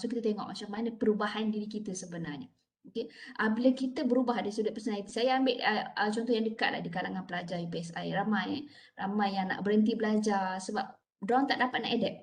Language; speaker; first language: Malay; native; Malay